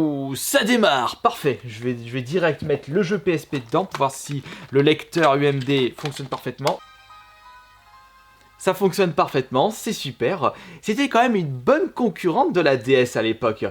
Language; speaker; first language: French; native; French